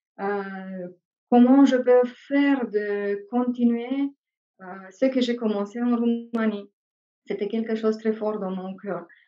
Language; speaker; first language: French; non-native, fluent; Romanian